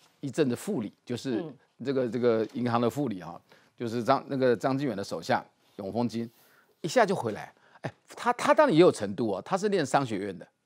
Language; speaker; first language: Chinese; native; Chinese